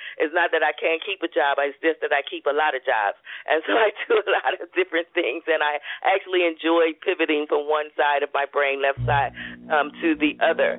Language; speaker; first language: English; native; English